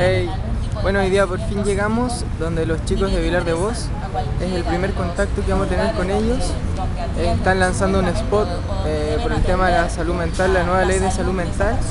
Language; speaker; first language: Spanish; native; Spanish